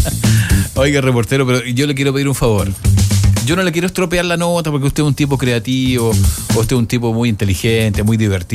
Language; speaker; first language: Spanish; native; Spanish